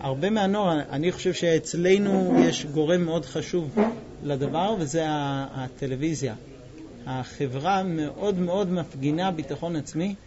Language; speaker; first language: Hebrew; native; Hebrew